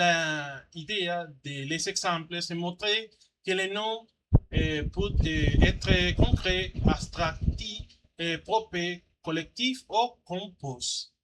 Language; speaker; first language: French; non-native, learner; Spanish